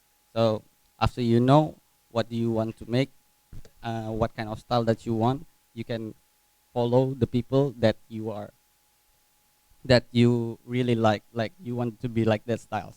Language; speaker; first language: English; non-native, fluent; Indonesian